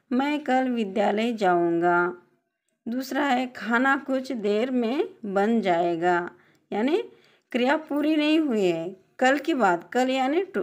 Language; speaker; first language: Hindi; non-native, local second language; Telugu